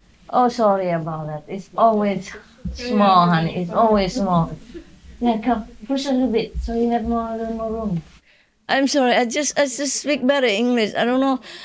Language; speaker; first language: English; non-native, fluent; Vietnamese